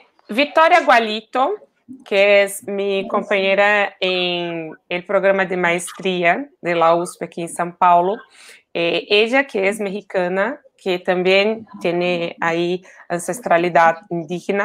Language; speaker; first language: Spanish; non-native, fluent; Portuguese